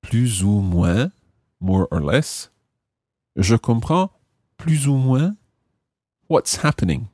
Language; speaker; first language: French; non-native, fluent; English